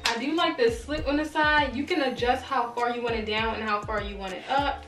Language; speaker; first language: English; native; English